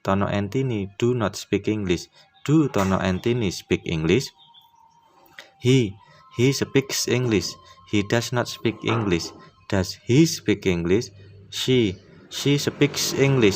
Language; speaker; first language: English; non-native, fluent; Indonesian